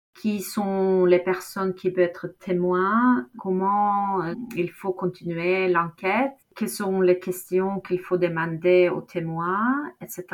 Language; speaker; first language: French; non-native, fluent; Norwegian